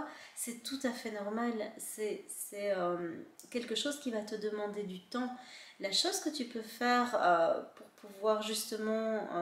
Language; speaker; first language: French; native; French